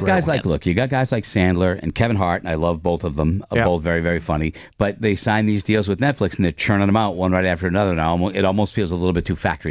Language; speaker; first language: English; native; English